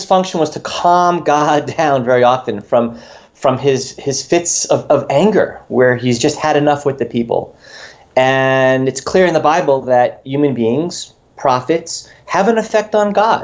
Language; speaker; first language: English; native; English